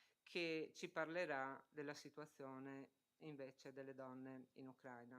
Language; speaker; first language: Italian; native; Italian